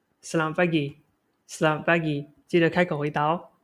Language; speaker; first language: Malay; non-native, local second language; Chinese